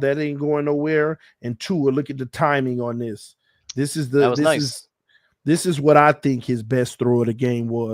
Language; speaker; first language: English; native; English